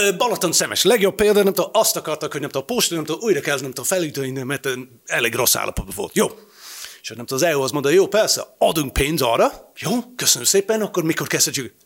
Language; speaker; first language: Hungarian; non-native, fluent; English